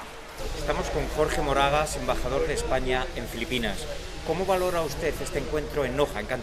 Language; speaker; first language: Spanish; native; Spanish